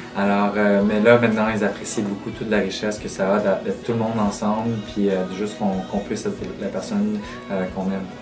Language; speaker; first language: French; early bilingual, other home language; Vietnamese